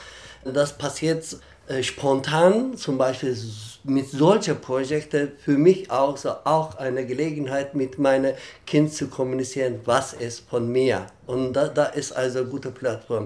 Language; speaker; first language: German; non-native, fluent; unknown